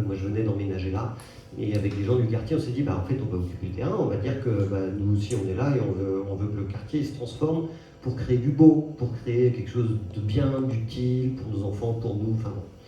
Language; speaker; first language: French; native; French